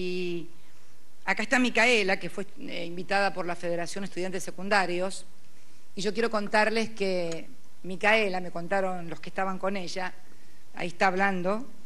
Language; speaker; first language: Spanish; native; Spanish